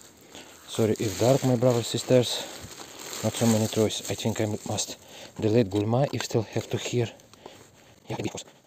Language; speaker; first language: English; non-native, learner; Russian